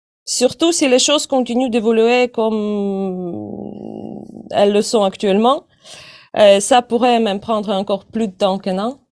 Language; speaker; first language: French; non-native, fluent; Ukrainian